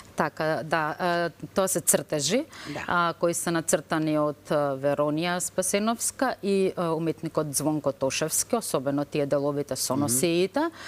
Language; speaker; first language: Macedonian; native; Macedonian